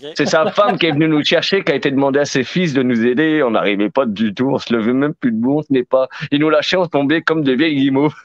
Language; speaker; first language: French; native; French